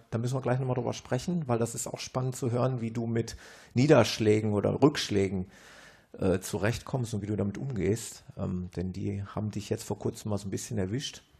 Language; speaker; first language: German; native; German